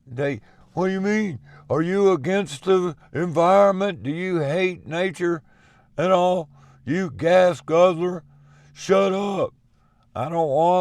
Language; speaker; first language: English; native; English